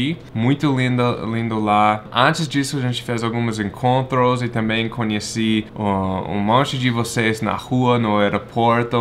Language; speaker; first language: Portuguese; non-native, fluent; English